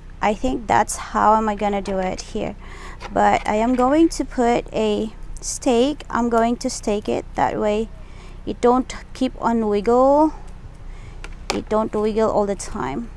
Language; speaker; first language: English; non-native, local second language; Filipino